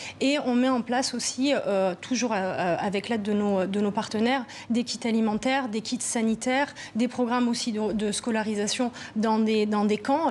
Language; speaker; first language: French; native; French